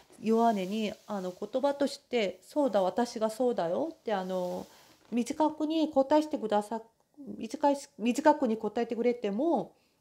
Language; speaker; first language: Japanese; non-native, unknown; Korean